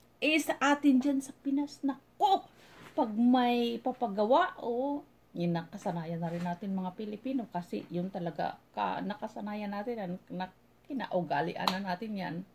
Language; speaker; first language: Filipino; non-native, local second language; Cebuano